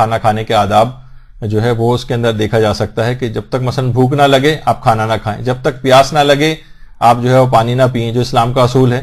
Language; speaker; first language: Urdu; native; Urdu